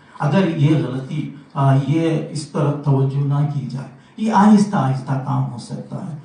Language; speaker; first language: Urdu; native; Urdu